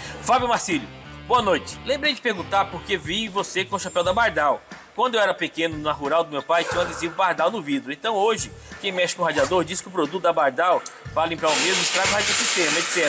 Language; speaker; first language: Portuguese; native; Portuguese